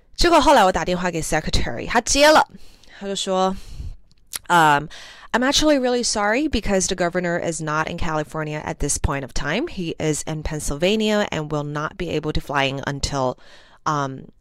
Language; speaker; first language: English; early bilingual, other home language; Chinese